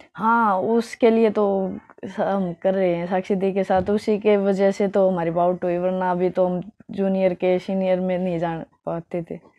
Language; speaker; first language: Hindi; native; Hindi